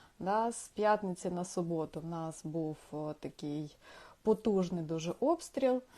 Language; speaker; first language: Ukrainian; non-native, local second language; Russian